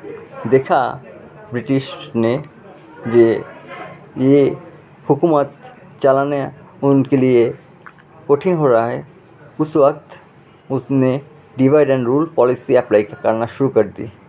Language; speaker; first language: Hindi; non-native, fluent; Bangla